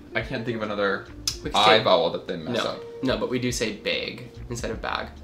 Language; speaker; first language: English; native; English